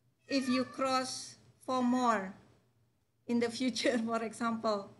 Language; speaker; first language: English; non-native, fluent; Indonesian